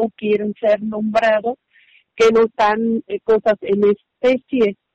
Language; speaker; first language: Spanish; non-native, fluent; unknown